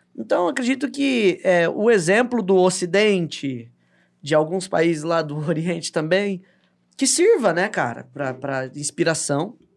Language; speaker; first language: Portuguese; native; Portuguese